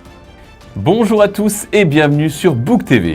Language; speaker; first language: French; native; French